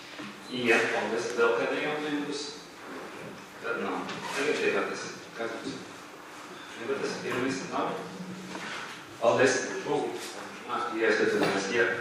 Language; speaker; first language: Latvian; non-native, local second language; Russian